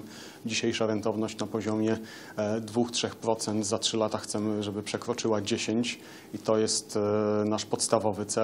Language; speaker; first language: Polish; native; Polish